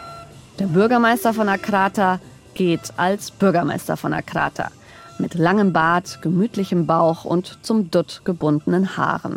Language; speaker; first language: German; native; German